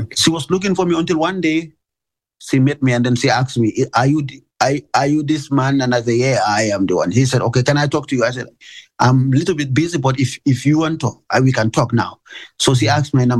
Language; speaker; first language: English; non-native, local second language; Mandingo